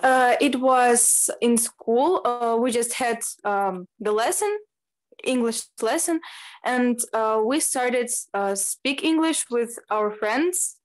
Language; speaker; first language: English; non-native, learner; Ukrainian